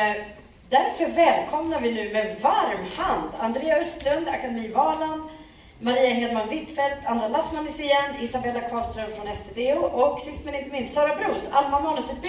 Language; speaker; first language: Swedish; native; Swedish